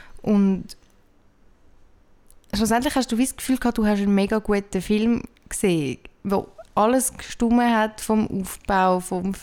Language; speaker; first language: German; native; German